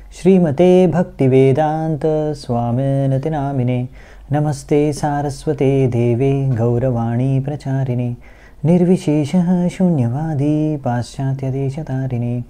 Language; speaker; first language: Hindi; non-native, local second language; Bangla